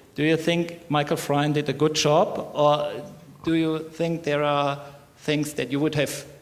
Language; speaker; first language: English; non-native, fluent; German